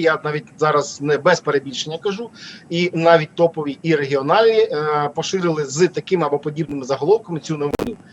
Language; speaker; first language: Ukrainian; native; Ukrainian